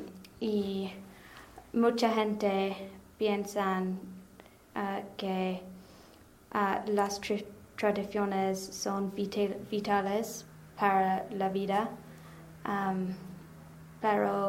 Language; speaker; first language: Spanish; non-native, learner; English